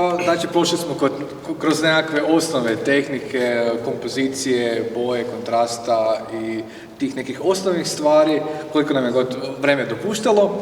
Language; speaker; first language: Croatian; native; Croatian